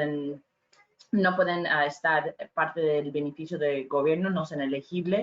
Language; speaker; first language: Spanish; non-native, fluent; English